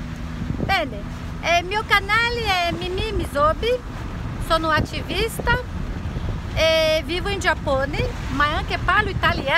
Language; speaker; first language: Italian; non-native, learner; Portuguese